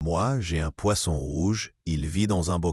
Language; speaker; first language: French; non-native, learner; Arabic